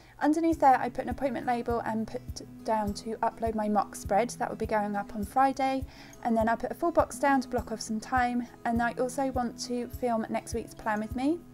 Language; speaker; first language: English; native; English